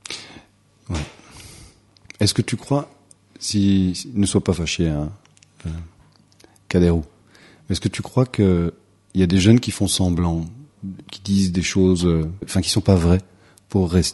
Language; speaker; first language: French; native; French